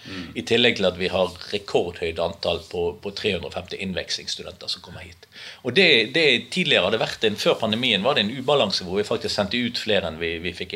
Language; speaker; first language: Norwegian; native; Norwegian